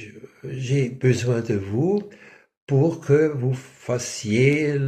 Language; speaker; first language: French; non-native, fluent; German